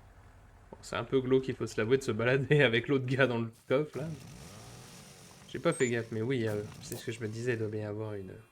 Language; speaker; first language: French; native; French